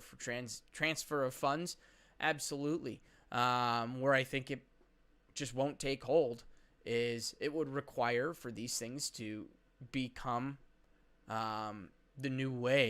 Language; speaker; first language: English; native; English